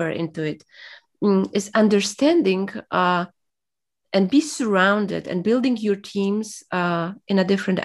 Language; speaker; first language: English; non-native, fluent; Polish